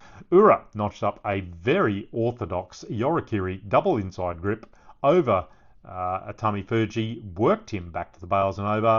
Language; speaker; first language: English; native; English